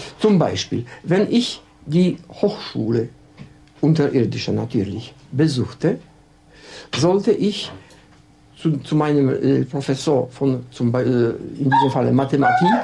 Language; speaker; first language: German; non-native, learner; Polish